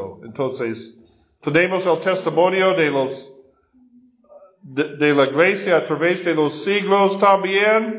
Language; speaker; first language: Spanish; non-native, learner; English